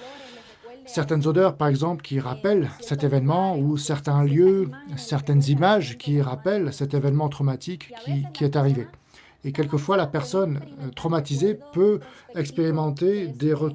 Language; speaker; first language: French; native; French